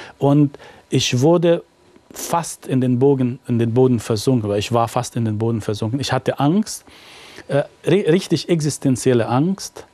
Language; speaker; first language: German; non-native, fluent; Arabic